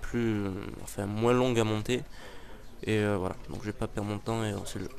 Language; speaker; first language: French; native; French